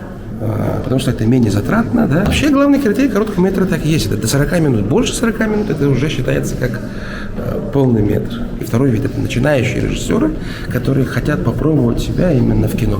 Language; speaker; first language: Russian; native; Russian